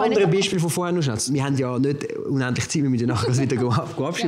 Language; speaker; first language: German; native; German